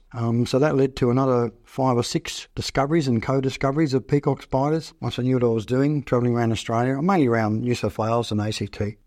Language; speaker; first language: English; native; English